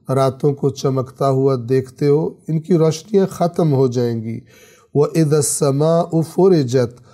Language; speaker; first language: Urdu; native; Urdu